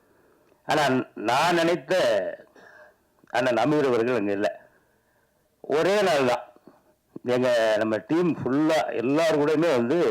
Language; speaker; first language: Tamil; native; Tamil